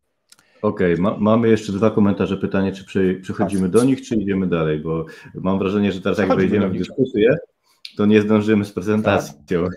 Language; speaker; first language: Polish; native; Polish